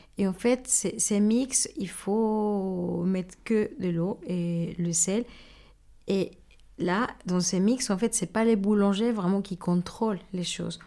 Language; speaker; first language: French; non-native, fluent; Spanish